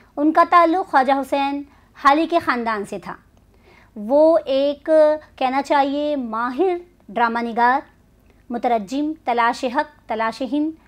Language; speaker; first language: Hindi; non-native, local second language; Urdu